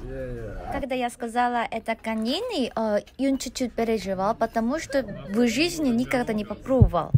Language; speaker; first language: Russian; non-native, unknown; Korean